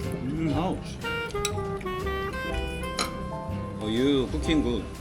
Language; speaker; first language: English; non-native, learner; Korean